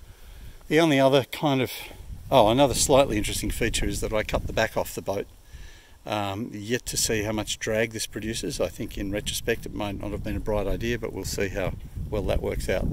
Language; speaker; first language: English; native; English